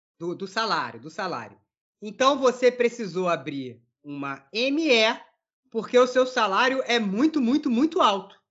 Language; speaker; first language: Portuguese; native; Portuguese